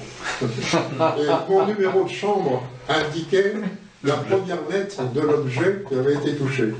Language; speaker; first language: French; native; French